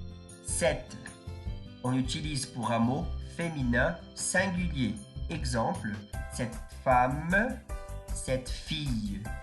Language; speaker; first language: French; non-native, fluent; Portuguese